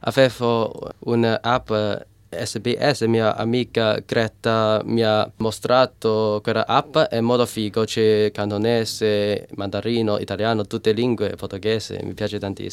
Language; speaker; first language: Italian; non-native, learner; Cantonese